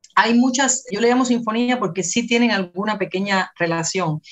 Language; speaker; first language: Spanish; native; Spanish